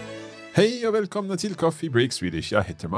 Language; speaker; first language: Swedish; non-native, learner; English